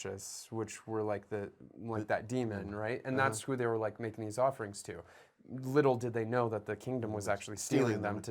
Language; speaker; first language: English; native; English